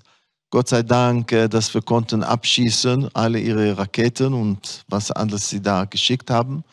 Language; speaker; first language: German; non-native, fluent; Hebrew